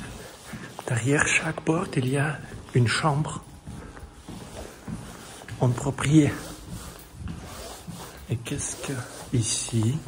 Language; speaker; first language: French; non-native, learner; Russian